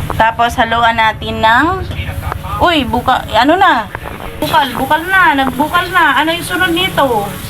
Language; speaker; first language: Filipino; non-native, local second language; Cebuano